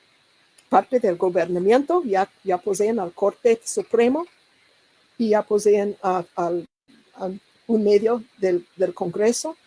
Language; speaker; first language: Spanish; non-native, learner; English